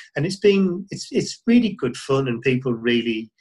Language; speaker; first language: English; native; English